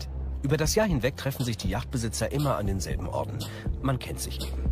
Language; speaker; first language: German; native; German